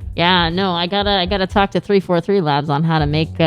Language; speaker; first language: English; native; English